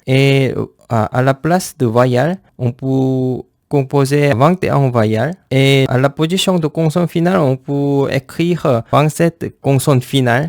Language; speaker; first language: French; non-native, fluent; Korean